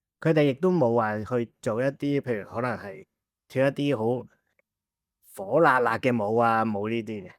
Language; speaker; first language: Cantonese; native; Cantonese